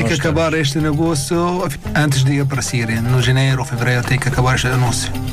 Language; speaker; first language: Portuguese; non-native, learner; Arabic